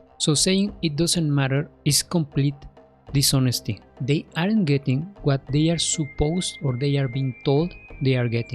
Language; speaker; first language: English; non-native, fluent; Spanish